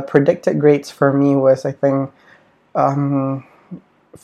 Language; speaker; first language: English; non-native, fluent; Malay